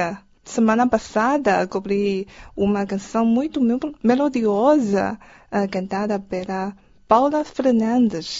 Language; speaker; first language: Portuguese; non-native, learner; Chinese